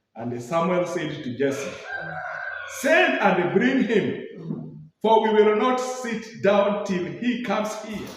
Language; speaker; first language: English; non-native, local second language; Swahili